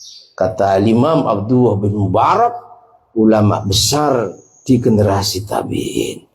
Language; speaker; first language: Indonesian; native; Indonesian